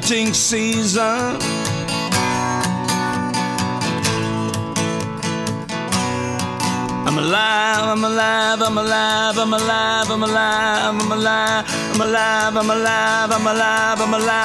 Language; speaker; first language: English; native; English